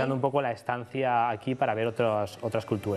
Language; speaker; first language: Spanish; native; Spanish